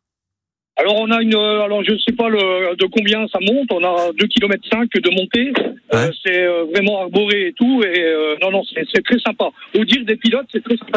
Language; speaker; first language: French; native; French